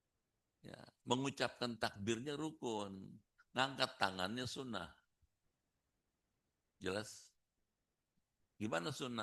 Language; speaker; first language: Indonesian; native; Indonesian